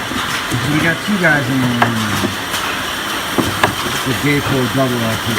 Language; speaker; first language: English; native; English